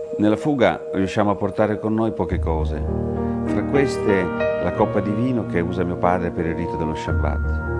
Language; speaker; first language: Italian; early bilingual, heritage; Italian